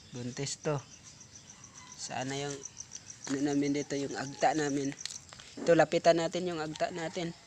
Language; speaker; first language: Filipino; non-native, local second language; Cebuano